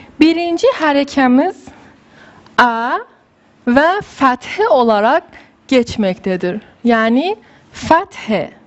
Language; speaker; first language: Turkish; non-native, fluent; Persian